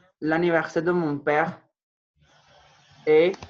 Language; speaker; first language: French; non-native, fluent; Spanish